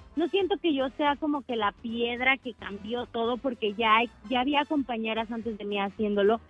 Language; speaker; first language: Spanish; native; Spanish